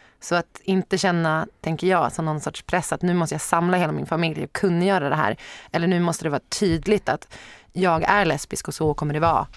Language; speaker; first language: Swedish; native; Swedish